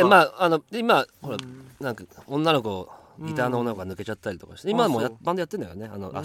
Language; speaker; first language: Japanese; native; Japanese